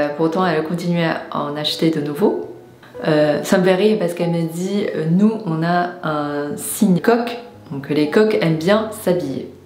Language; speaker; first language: French; non-native, fluent; Chinese